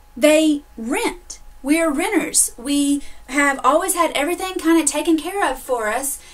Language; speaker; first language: English; native; English